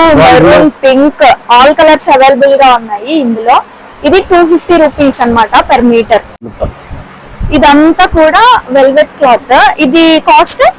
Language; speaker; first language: Telugu; native; Telugu